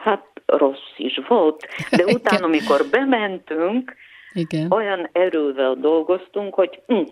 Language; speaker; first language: Hungarian; non-native, fluent; Bulgarian